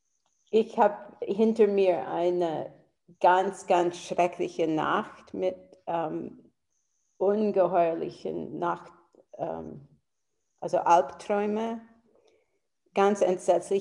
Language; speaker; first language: German; non-native, fluent; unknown